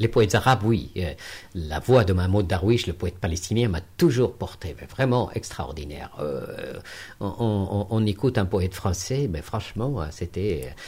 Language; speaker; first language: French; non-native, local second language; Arabic